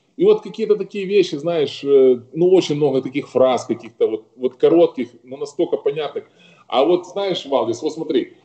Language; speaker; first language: Russian; native; Russian